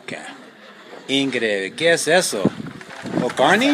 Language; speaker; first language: Spanish; non-native, learner; English